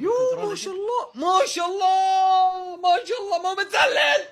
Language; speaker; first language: Arabic; native; Arabic